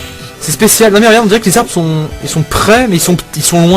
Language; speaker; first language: French; native; French